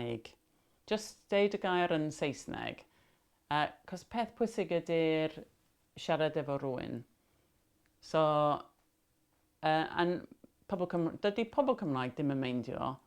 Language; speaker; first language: Welsh; non-native, local second language; English